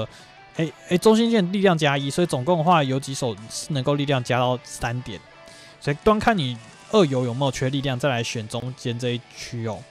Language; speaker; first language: Chinese; native; Chinese